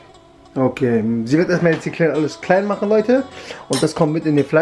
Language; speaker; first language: German; early bilingual, other home language; Kurdish